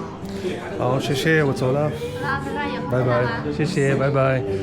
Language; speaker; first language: Chinese; non-native, learner; Urdu